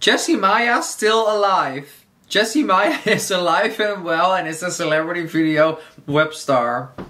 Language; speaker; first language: English; non-native, fluent; Dutch